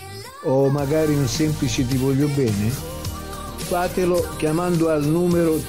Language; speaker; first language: Italian; native; Italian